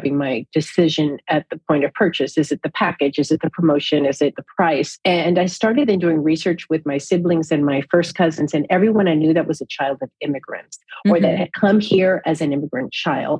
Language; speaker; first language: English; native; English